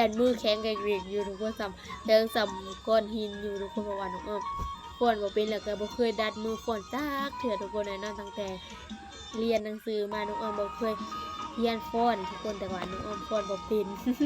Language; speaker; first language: Thai; non-native, local second language; Lao